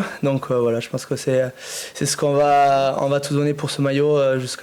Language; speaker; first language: French; native; French